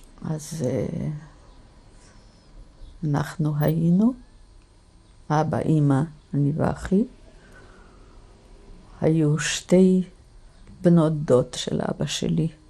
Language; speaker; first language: Hebrew; non-native, fluent; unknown